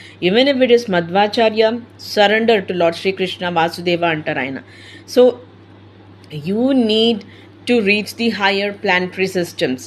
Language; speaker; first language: English; non-native, local second language; Telugu